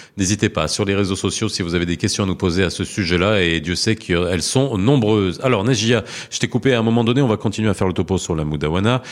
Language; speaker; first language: French; early bilingual, other home language; Arabic